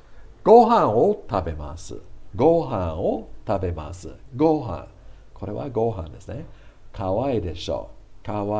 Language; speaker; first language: Japanese; non-native, fluent; English